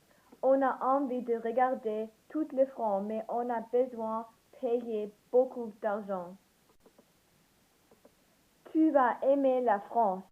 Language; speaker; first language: French; non-native, learner; English